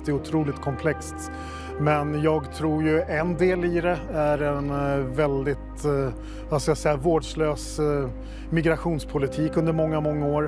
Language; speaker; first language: Swedish; native; Swedish